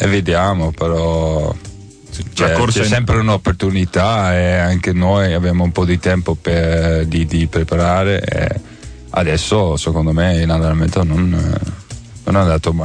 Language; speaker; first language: Italian; non-native, learner; Dutch